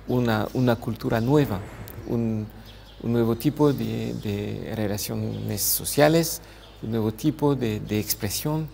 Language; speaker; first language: Spanish; non-native, fluent; French